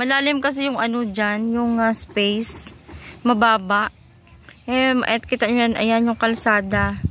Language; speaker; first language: Filipino; non-native, local second language; Hiligaynon